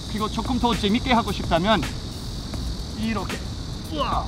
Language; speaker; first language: Korean; non-native, fluent; English